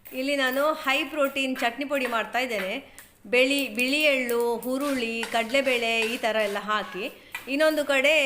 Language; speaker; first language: Kannada; non-native, local second language; Tulu